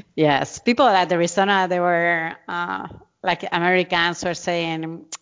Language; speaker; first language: English; non-native, fluent; Spanish